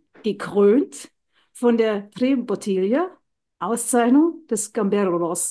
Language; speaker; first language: German; native; German